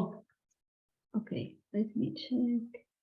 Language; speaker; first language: English; non-native, fluent; Portuguese